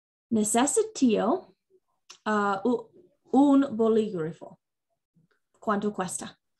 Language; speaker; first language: Spanish; non-native, learner; English